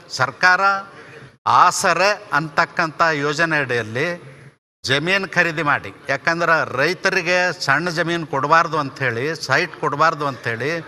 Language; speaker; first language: Kannada; native; Kannada